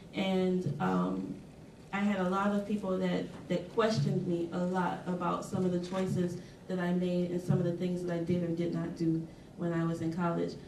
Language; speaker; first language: English; native; English